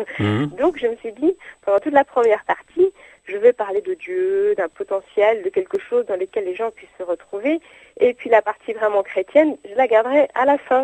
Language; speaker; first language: French; native; French